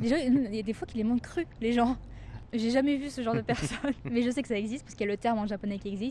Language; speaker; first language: French; native; French